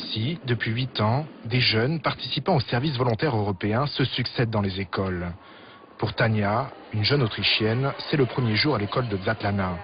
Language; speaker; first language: French; native; French